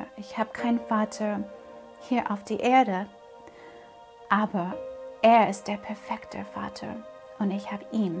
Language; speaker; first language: German; non-native, fluent; English